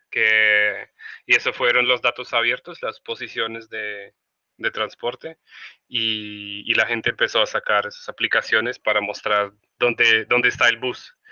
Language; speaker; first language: Spanish; non-native, fluent; Russian